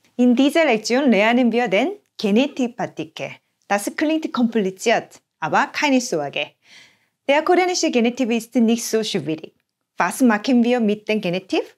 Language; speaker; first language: German; non-native, fluent; Korean